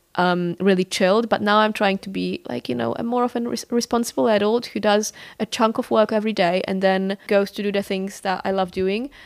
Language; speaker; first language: English; non-native, fluent; Polish